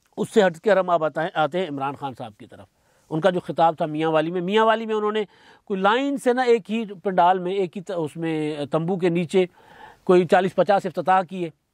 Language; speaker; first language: Urdu; non-native, local second language; Sindhi